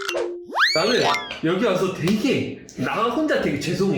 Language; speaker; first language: Korean; native; Korean